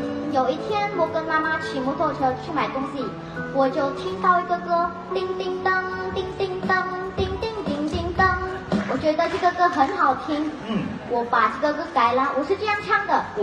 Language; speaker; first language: Chinese; non-native, learner; Khmer